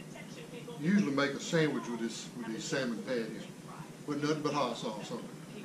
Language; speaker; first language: English; native; English